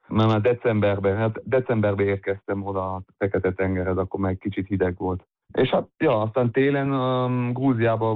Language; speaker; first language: Hungarian; early bilingual, heritage; Hungarian